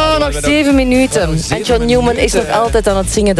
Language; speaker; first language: Dutch; native; Dutch